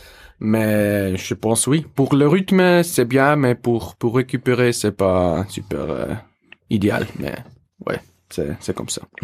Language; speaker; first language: French; non-native, local second language; German